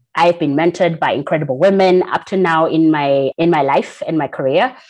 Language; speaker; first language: English; non-native, local second language; Shona